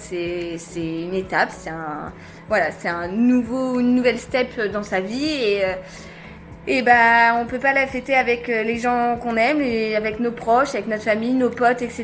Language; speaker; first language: French; native; French